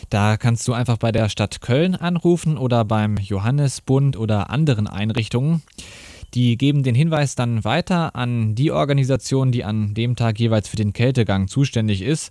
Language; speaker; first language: German; native; German